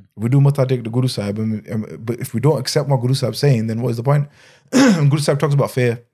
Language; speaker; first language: English; native; English